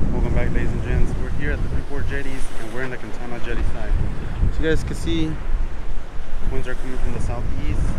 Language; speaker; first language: English; native; English